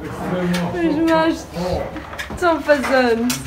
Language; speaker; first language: Portuguese; early bilingual, heritage; Portuguese